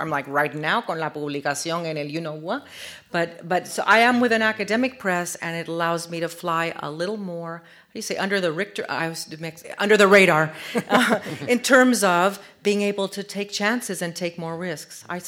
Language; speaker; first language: English; early bilingual, other home language; Spanish